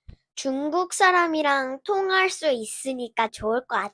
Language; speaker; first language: Korean; early bilingual, heritage; Korean